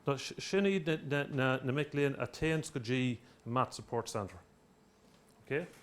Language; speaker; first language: Irish; non-native, local second language; English